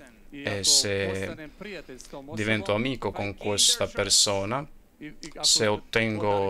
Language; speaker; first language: Italian; non-native, fluent; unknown